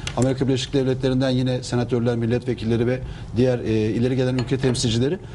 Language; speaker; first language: Turkish; native; Turkish